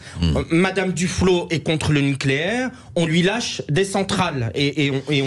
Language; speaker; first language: French; native; French